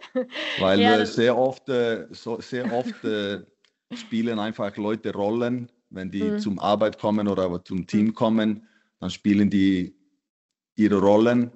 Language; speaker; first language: German; non-native, fluent; Icelandic